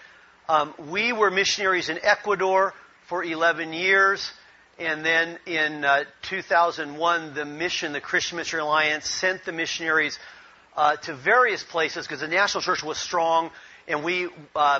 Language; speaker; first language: English; native; English